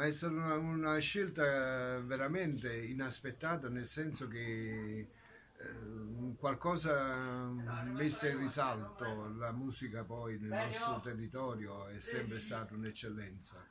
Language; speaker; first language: Italian; native; Italian